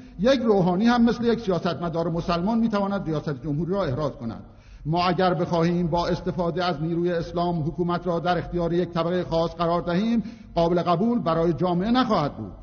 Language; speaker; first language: Persian; non-native, local second language; Azerbaijani